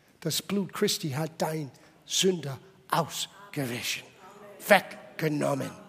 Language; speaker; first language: German; non-native, fluent; English